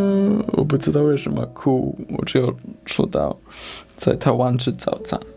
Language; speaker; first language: Chinese; non-native, fluent; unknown